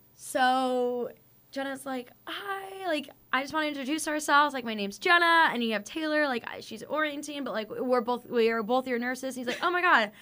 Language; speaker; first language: English; native; English